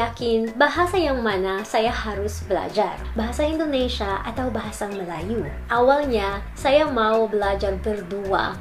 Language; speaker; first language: Indonesian; non-native, learner; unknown